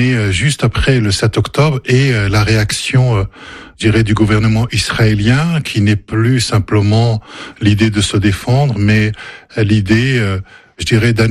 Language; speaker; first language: French; non-native, local second language; Arabic